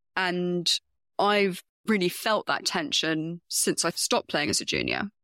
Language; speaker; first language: English; native; English